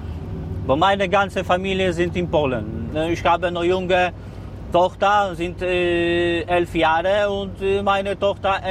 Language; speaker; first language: German; non-native, learner; Polish